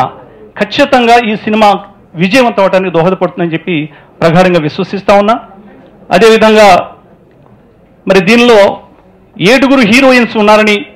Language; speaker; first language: Telugu; native; Telugu